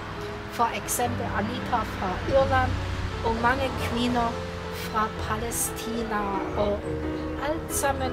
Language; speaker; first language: Danish; non-native, learner; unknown